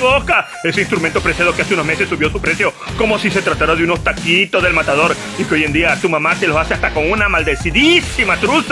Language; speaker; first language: Spanish; native; Spanish